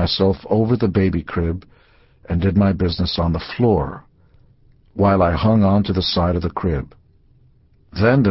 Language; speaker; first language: English; early bilingual, other home language; Hebrew